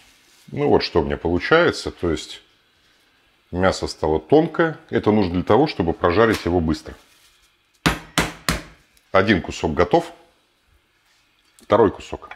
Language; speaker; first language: Russian; native; Russian